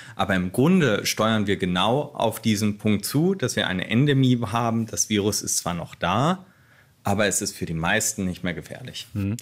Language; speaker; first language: German; native; German